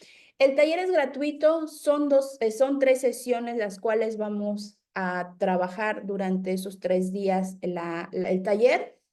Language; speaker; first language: Spanish; native; Spanish